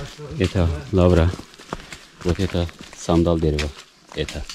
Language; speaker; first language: Russian; non-native, learner; Turkish